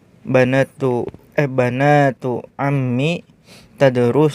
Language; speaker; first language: Arabic; non-native, learner; Indonesian